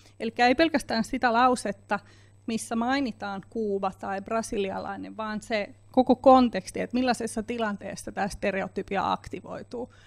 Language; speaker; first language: Finnish; native; Finnish